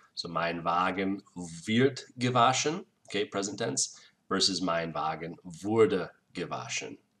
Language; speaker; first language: German; non-native, fluent; English